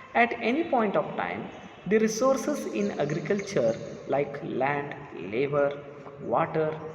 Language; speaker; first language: English; non-native, local second language; Kannada